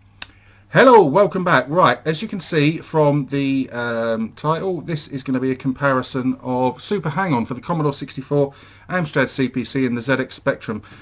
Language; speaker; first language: English; native; English